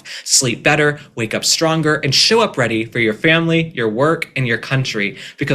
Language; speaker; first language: English; native; English